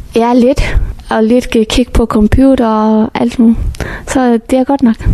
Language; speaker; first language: Danish; non-native, fluent; Persian